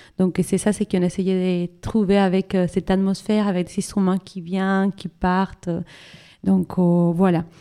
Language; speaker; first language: French; non-native, fluent; Spanish